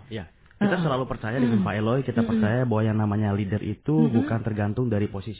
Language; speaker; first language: Indonesian; native; Indonesian